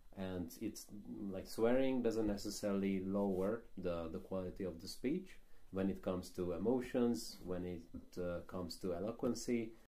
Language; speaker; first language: English; non-native, fluent; Hungarian